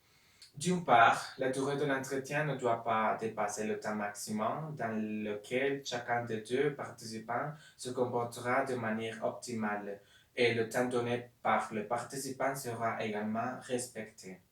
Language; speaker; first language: French; non-native, learner; Spanish